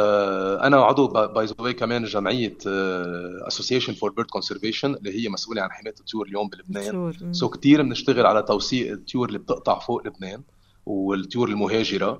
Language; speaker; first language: Arabic; native; Arabic